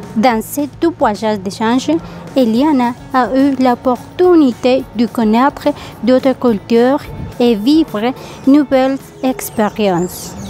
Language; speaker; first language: French; non-native, learner; Spanish